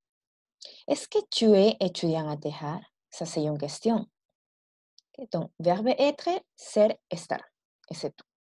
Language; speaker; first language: French; non-native, fluent; Spanish